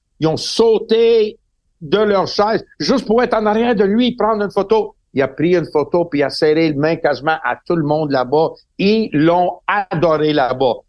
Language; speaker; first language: French; non-native, local second language; English